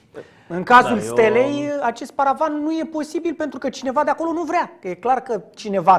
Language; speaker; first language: Romanian; native; Romanian